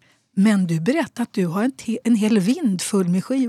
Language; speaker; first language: Swedish; native; Swedish